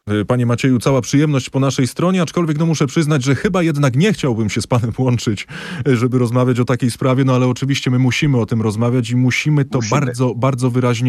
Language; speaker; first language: Polish; native; Polish